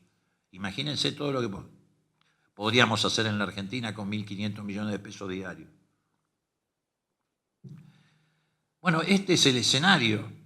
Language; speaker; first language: Spanish; native; Spanish